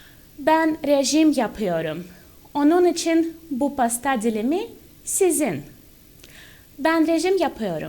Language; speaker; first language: Turkish; non-native, fluent; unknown